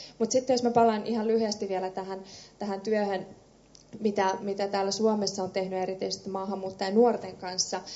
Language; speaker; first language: Finnish; early bilingual, other home language; Persian